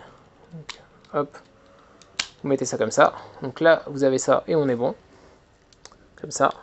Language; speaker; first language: French; native; French